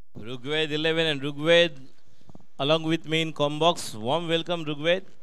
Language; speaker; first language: English; non-native, local second language; Marathi